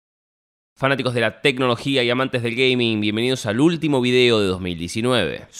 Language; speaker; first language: Spanish; native; Spanish